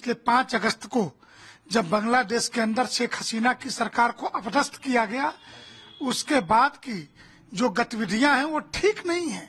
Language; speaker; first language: Hindi; native; Hindi